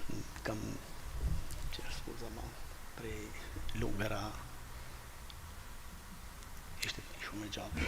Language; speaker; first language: Romanian; non-native, fluent; Albanian